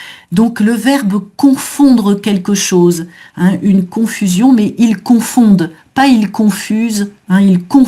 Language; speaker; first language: French; native; French